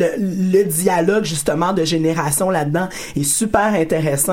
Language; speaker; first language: French; native; French